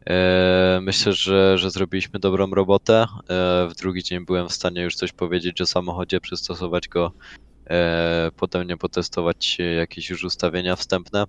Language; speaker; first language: Polish; native; Polish